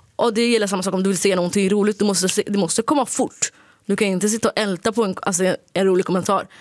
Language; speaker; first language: Swedish; early bilingual, other home language; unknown